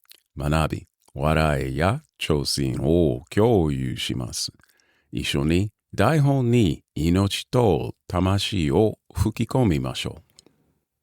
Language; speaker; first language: Japanese; non-native, learner; English